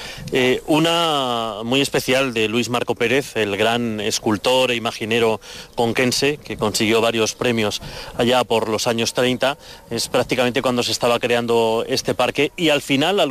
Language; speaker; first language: Spanish; native; Spanish